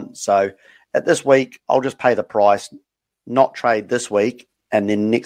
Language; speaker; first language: English; native; English